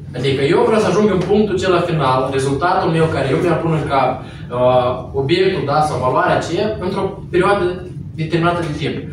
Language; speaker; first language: Romanian; non-native, local second language; Russian